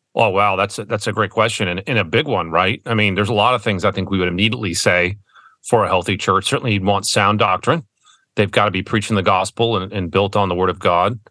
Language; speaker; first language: English; early bilingual, other home language; German